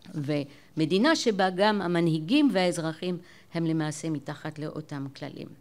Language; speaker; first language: Hebrew; non-native, fluent; French